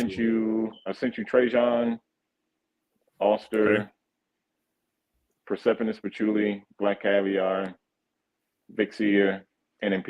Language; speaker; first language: English; native; English